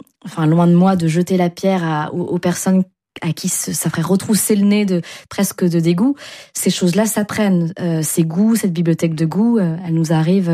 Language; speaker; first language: French; native; French